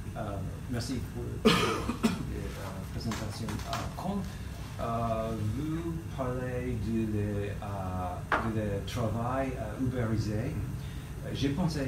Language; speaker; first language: French; non-native, learner; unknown